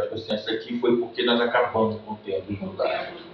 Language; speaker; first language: Portuguese; native; Portuguese